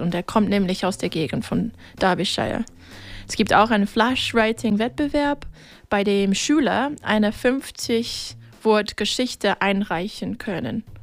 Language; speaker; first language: German; non-native, fluent; English